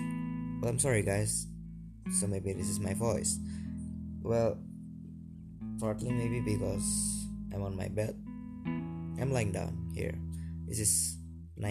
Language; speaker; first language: English; non-native, fluent; Indonesian